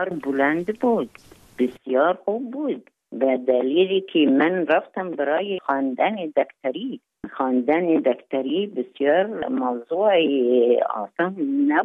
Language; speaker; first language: Persian; non-native, fluent; Arabic